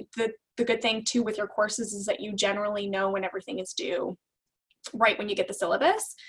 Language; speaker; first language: English; native; English